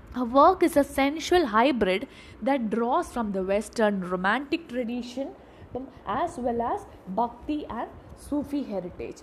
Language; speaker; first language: English; non-native, local second language; Malayalam